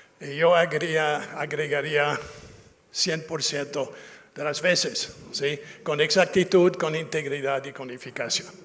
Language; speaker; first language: Spanish; non-native, fluent; English